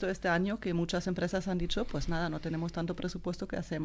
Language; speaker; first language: Spanish; non-native, fluent; German